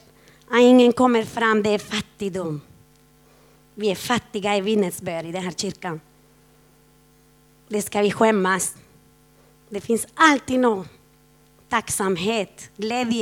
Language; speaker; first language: Swedish; non-native, fluent; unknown